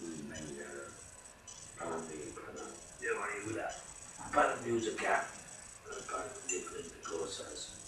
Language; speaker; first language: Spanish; non-native, learner; Italian